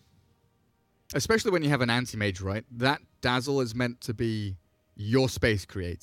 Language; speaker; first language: English; native; English